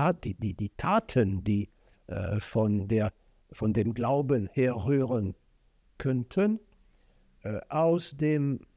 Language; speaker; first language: German; non-native, fluent; French